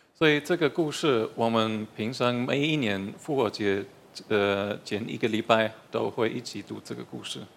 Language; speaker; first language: Chinese; non-native, fluent; German